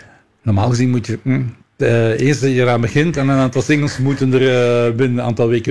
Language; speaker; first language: Dutch; native; Dutch